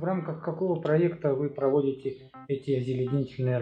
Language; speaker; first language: Russian; native; Russian